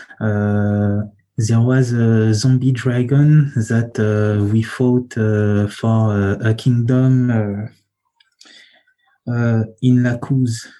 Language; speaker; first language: English; non-native, learner; French